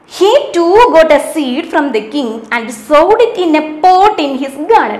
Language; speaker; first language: English; non-native, local second language; Malayalam